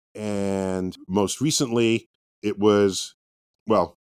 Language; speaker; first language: English; native; English